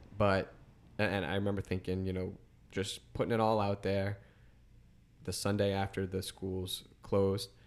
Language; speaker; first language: English; native; English